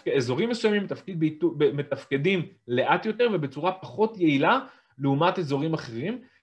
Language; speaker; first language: Hebrew; native; Hebrew